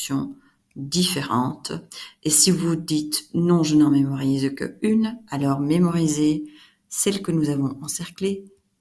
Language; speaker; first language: French; non-native, fluent; Dutch